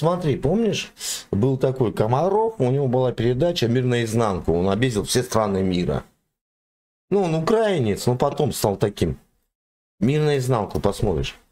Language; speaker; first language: Russian; native; Russian